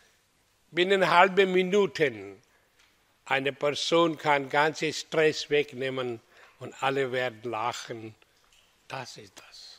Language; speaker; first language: German; non-native, fluent; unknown